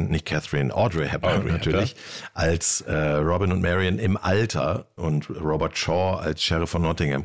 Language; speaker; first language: German; native; German